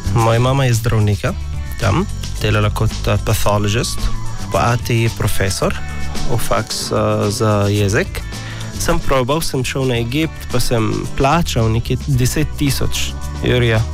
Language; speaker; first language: Slovenian; non-native, learner; Arabic